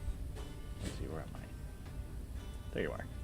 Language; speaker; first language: English; native; English